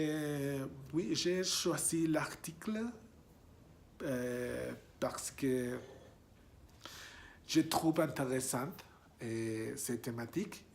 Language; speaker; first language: French; non-native, learner; Spanish